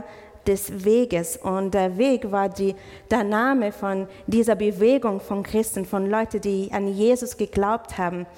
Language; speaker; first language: German; non-native, fluent; English